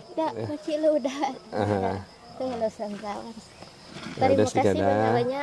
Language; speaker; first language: Indonesian; non-native, local second language; Sundanese